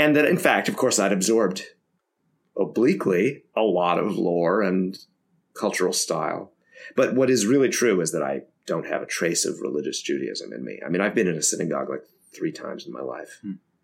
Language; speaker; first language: English; native; English